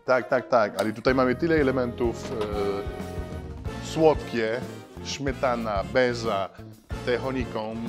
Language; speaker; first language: Polish; non-native, fluent; French